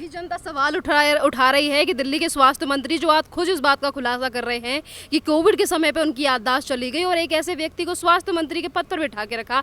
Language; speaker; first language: Hindi; native; Hindi